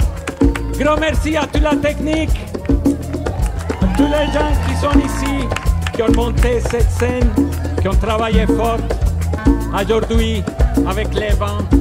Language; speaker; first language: French; non-native, fluent; Spanish